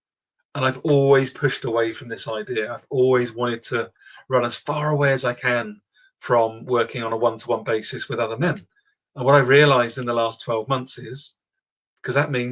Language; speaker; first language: English; native; English